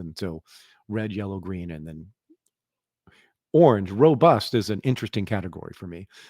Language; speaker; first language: English; native; English